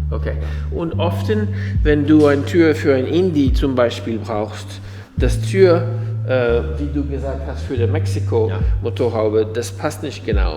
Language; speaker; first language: German; non-native, fluent; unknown